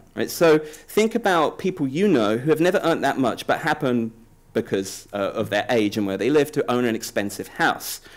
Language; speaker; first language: English; native; English